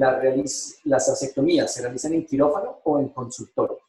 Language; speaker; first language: Spanish; native; Spanish